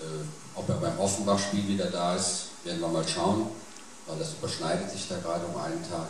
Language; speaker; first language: German; native; German